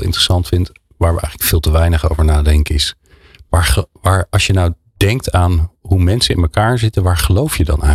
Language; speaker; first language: Dutch; native; Dutch